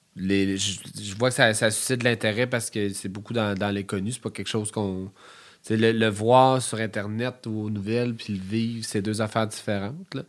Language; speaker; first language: French; native; French